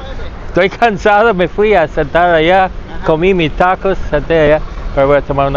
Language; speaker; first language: Spanish; non-native, learner; English